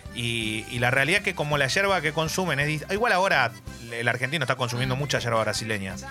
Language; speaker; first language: Spanish; native; Spanish